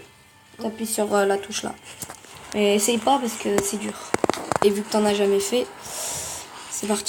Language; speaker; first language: French; native; French